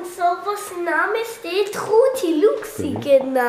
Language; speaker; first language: German; early bilingual, other home language; Persian